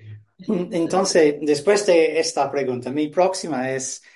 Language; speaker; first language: Spanish; non-native, fluent; English